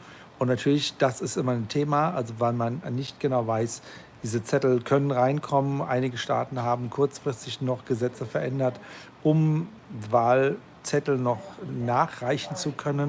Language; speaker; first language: German; native; German